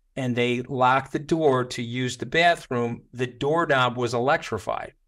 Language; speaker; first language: English; native; English